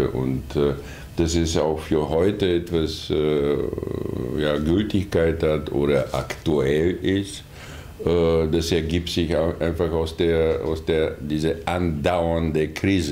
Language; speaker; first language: German; non-native, fluent; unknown